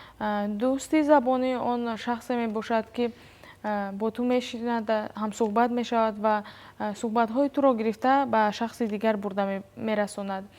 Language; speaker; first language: Tajik; native; Tajik